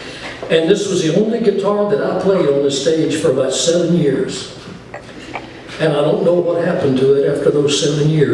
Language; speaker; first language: English; native; English